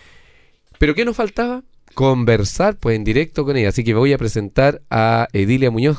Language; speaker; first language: Spanish; native; Spanish